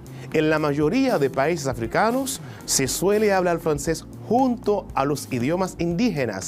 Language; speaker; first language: Spanish; non-native, fluent; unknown